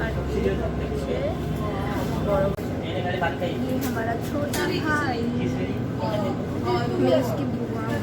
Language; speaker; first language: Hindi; non-native, local second language; Bangla